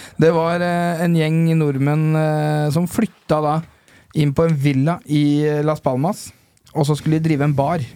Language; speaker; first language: Norwegian; native; Norwegian